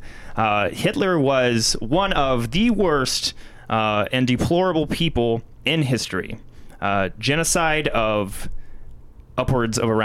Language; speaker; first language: English; native; English